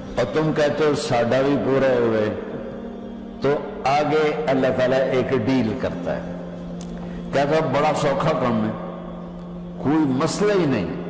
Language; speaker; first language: Urdu; non-native, local second language; Punjabi